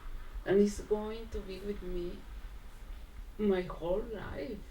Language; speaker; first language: English; non-native, learner; Spanish